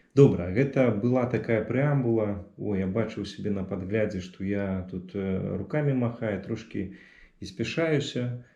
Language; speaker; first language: Belarusian; non-native, local second language; Russian